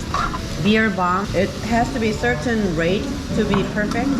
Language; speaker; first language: English; non-native, fluent; Korean